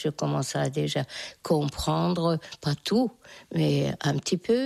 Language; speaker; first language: French; non-native, fluent; Hungarian